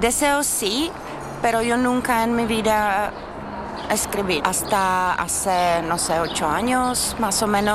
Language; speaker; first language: Spanish; non-native, fluent; Czech